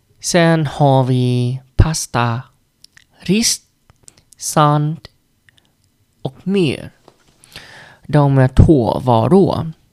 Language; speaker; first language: Swedish; non-native, learner; Vietnamese